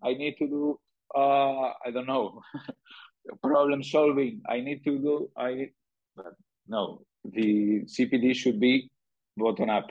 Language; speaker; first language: English; non-native, fluent; Spanish